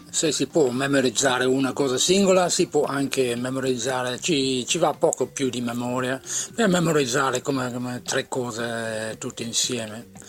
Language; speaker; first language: Italian; non-native, fluent; English